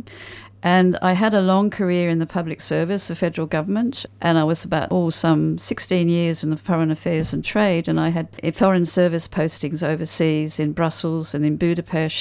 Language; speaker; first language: English; native; English